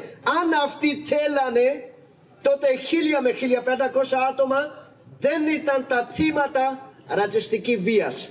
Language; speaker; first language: Greek; non-native, learner; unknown